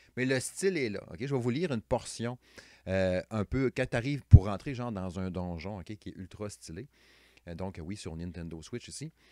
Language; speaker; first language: French; native; French